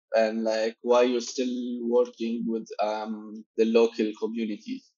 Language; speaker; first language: English; non-native, fluent; Arabic